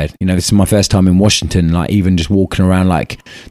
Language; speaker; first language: English; native; English